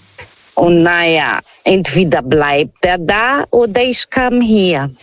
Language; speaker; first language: German; non-native, fluent; Portuguese